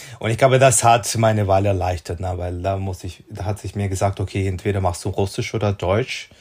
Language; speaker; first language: German; non-native, fluent; Spanish